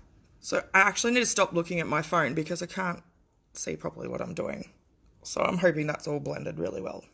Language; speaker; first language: English; native; English